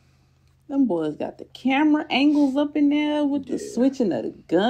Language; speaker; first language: English; native; English